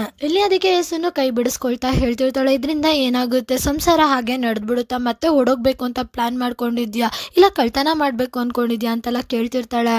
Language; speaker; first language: Kannada; native; Kannada